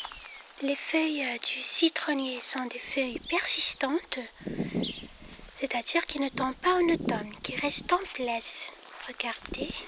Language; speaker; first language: French; non-native, local second language; Arabic